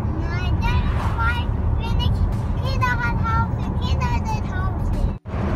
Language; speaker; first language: German; early bilingual, other home language; Thai